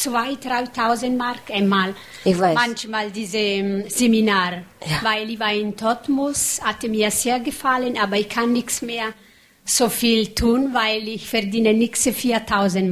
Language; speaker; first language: German; non-native, learner; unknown